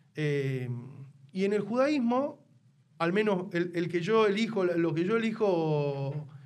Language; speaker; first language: Spanish; native; Spanish